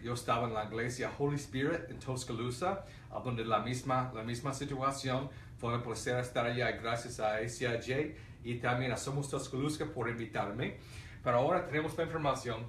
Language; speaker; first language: Spanish; non-native, fluent; English